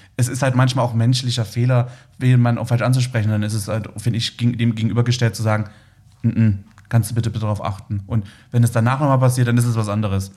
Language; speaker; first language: German; native; German